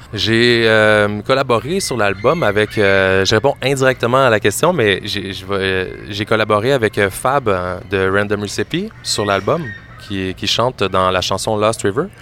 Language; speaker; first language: French; native; French